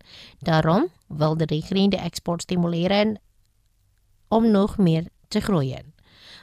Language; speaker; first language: Dutch; non-native, fluent; Indonesian